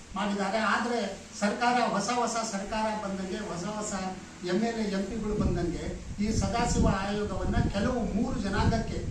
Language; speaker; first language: Kannada; non-native, local second language; Lambadi